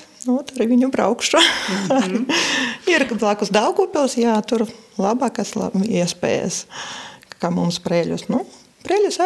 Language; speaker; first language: Latvian; non-native, local second language; Russian